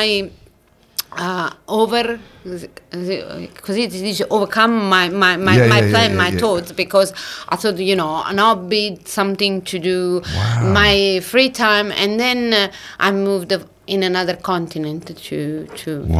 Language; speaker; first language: English; non-native, fluent; Italian